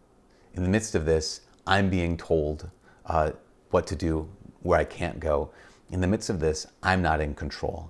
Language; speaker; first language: English; native; English